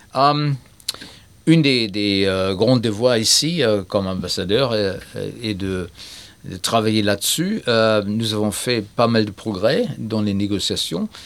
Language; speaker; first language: French; non-native, fluent; German